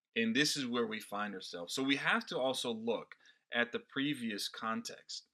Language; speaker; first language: English; non-native, fluent; Portuguese